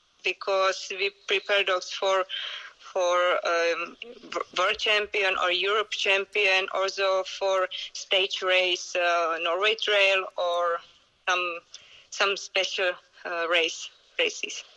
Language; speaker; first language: English; non-native, learner; Czech